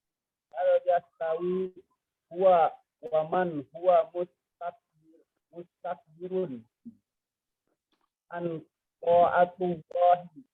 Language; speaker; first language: Arabic; non-native, learner; Indonesian